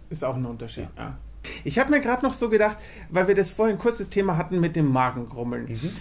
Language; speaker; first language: German; native; German